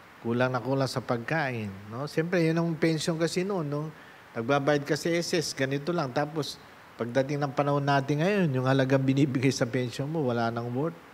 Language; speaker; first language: Filipino; native; Filipino